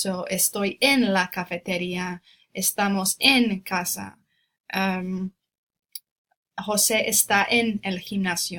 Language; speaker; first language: Spanish; non-native, fluent; English